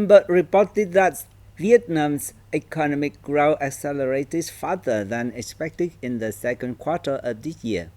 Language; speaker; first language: English; non-native, fluent; Vietnamese